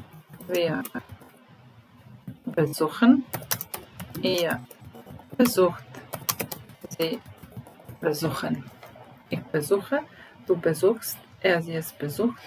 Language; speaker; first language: German; non-native, fluent; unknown